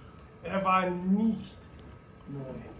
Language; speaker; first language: German; non-native, fluent; English